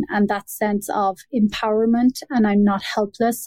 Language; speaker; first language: English; native; English